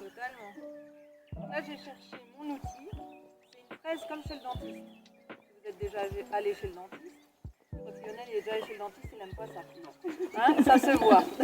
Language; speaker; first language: French; native; French